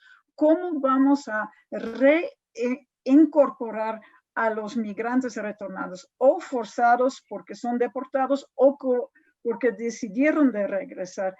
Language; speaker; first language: Spanish; non-native, fluent; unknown